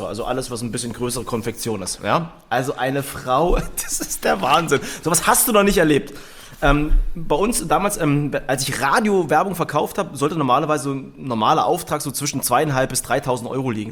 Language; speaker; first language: German; native; German